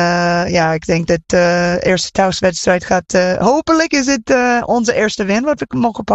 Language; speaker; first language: Dutch; non-native, fluent; English